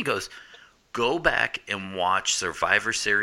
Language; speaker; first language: English; native; English